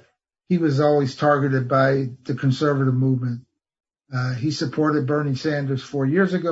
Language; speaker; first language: English; native; English